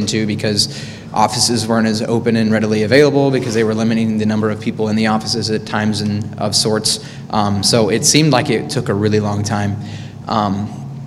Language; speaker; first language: English; native; English